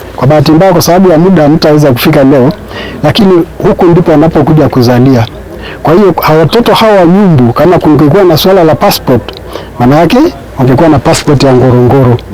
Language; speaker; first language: Swahili; non-native, local second language; Masai